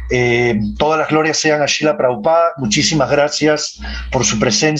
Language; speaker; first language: Spanish; native; Spanish